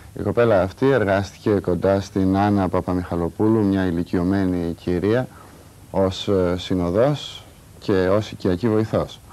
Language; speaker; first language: Greek; native; Greek